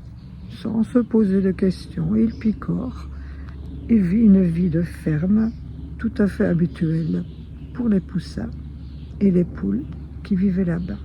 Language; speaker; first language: French; native; French